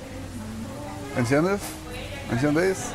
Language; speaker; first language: Spanish; non-native, learner; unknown